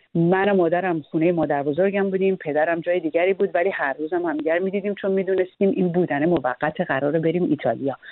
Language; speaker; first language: Persian; native; Persian